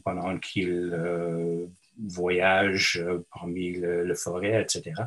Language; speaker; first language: French; non-native, local second language; English